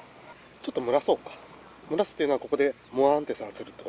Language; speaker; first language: Japanese; native; Japanese